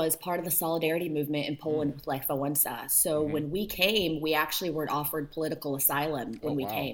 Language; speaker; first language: English; early bilingual, other home language; Polish